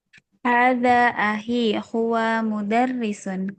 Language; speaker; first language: Arabic; non-native, learner; Indonesian